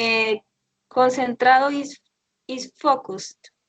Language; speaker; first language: English; non-native, learner; Spanish